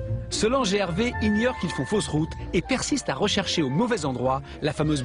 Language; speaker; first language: French; native; French